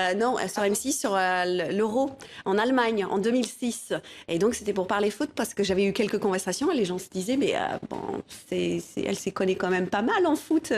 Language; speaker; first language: French; non-native, fluent; English